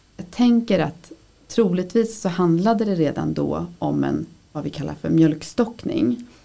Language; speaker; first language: Swedish; native; Swedish